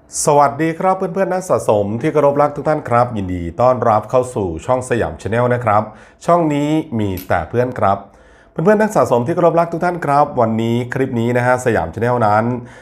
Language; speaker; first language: Thai; native; Thai